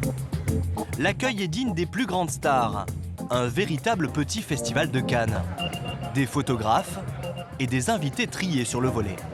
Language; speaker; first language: French; native; French